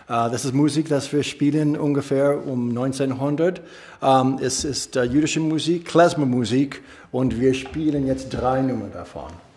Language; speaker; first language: German; non-native, learner; English